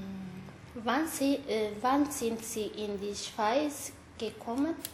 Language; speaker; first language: German; non-native, learner; Tigrinya